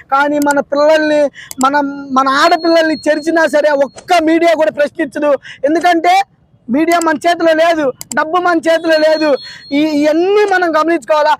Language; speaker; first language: Telugu; native; Telugu